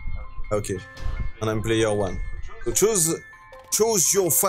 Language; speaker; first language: English; non-native, learner; French